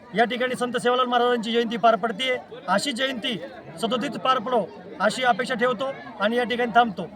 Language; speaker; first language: Marathi; non-native, local second language; Lambadi